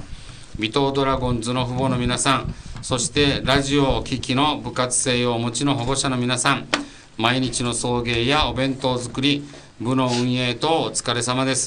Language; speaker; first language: Japanese; native; Japanese